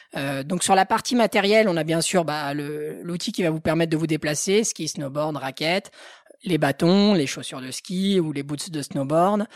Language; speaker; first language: French; native; French